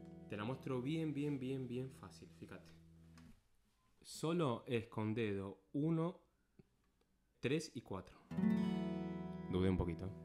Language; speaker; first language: Spanish; native; Spanish